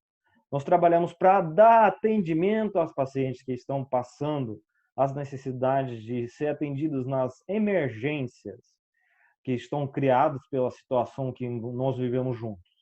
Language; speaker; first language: Portuguese; non-native, fluent; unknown